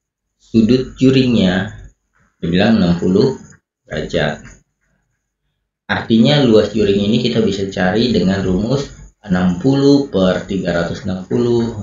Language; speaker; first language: Indonesian; native; Indonesian